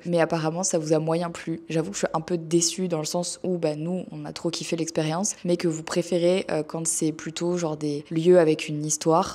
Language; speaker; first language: French; native; French